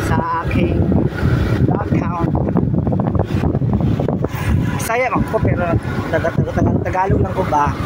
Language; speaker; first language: Filipino; non-native, local second language; Cebuano